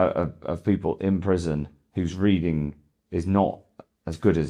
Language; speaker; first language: English; native; English